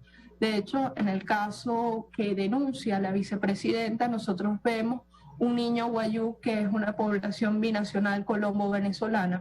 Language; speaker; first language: Spanish; native; Spanish